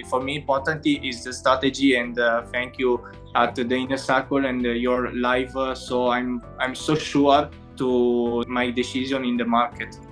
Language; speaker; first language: English; non-native, learner; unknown